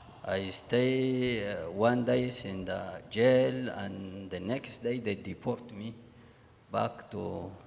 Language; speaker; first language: English; non-native, learner; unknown